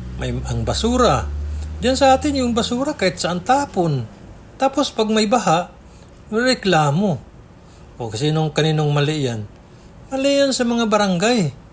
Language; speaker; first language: Filipino; native; Filipino